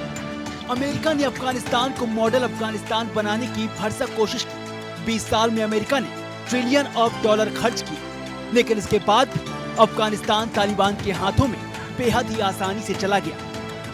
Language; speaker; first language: Hindi; native; Hindi